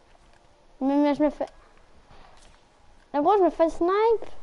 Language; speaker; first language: French; native; French